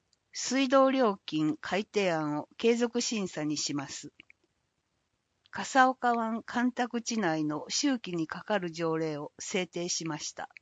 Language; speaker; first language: Japanese; native; Japanese